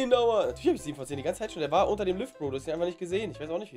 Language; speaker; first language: German; native; German